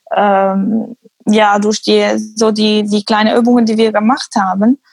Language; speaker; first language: German; non-native, fluent; Arabic